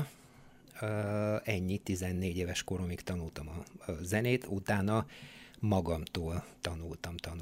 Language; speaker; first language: Hungarian; non-native, fluent; Bulgarian